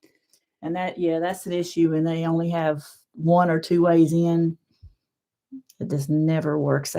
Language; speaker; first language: English; native; English